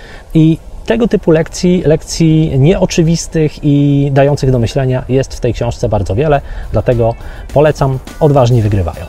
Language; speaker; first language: Polish; native; Polish